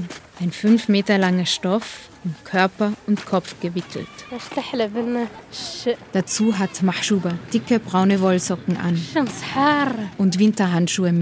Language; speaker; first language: German; native; German